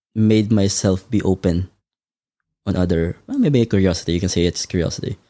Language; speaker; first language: English; non-native, local second language; Filipino